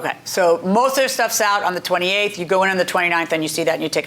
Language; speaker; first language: English; native; English